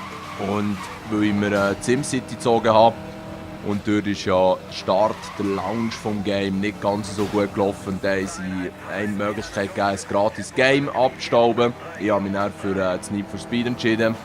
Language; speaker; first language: German; native; German